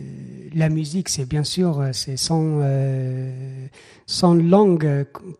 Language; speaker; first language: French; non-native, fluent; Persian